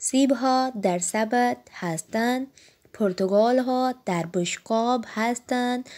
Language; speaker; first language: Persian; non-native, fluent; Urdu